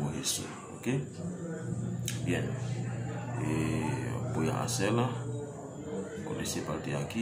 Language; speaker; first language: Spanish; non-native, learner; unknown